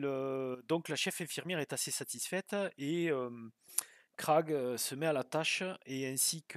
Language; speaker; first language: French; native; French